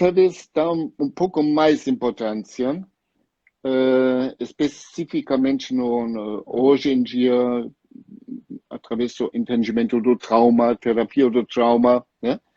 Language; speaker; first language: Portuguese; non-native, fluent; German